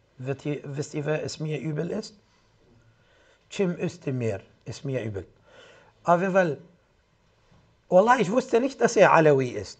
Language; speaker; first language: German; non-native, fluent; Arabic